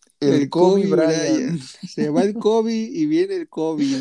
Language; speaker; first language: Spanish; native; Spanish